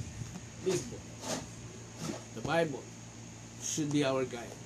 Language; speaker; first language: English; non-native, local second language; Filipino